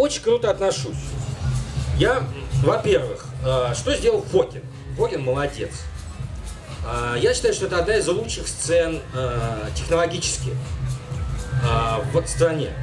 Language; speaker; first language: Russian; native; Russian